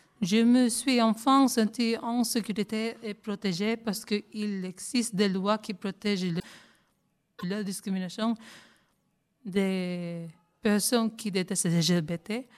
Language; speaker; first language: French; non-native, learner; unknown